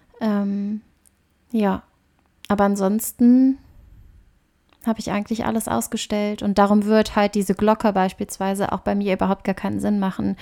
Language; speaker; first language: German; native; German